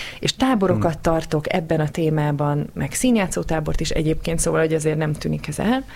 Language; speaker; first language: Hungarian; native; Hungarian